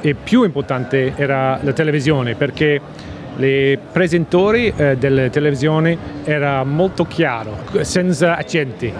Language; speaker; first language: Italian; non-native, learner; English